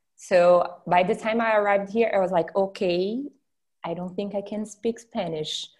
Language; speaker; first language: English; non-native, fluent; Portuguese